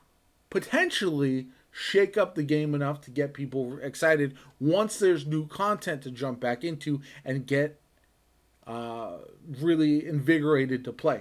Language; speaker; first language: English; native; English